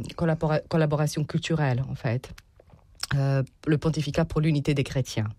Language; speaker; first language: French; non-native, fluent; Serbian